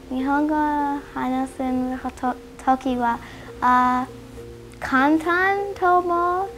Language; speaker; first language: Japanese; non-native, learner; English